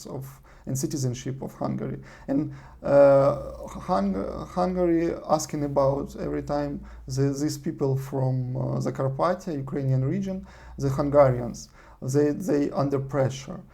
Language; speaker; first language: English; non-native, learner; Russian